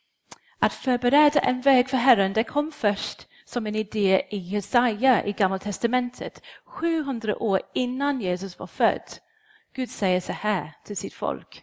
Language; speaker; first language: Swedish; non-native, fluent; English